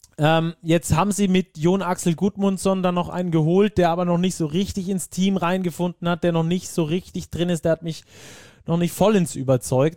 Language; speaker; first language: German; native; German